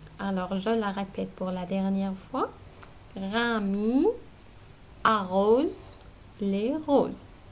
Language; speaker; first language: French; non-native, fluent; Arabic